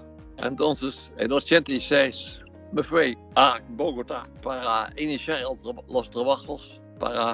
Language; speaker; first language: Spanish; non-native, fluent; Dutch